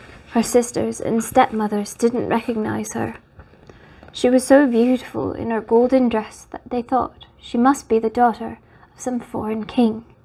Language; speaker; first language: English; native; English